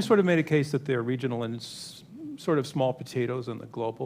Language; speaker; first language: English; native; English